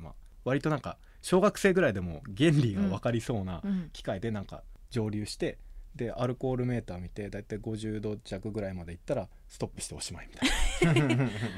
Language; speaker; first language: Japanese; native; Japanese